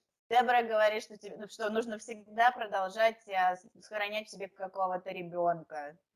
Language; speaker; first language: Russian; native; Russian